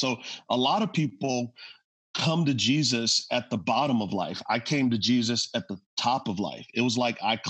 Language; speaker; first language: English; native; English